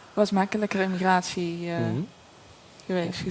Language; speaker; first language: Dutch; native; Dutch